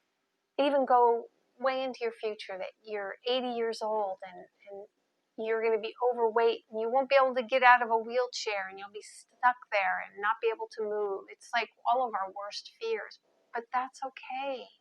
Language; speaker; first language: English; native; English